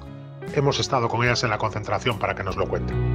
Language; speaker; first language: Spanish; native; Spanish